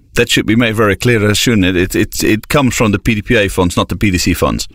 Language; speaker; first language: English; non-native, fluent; Dutch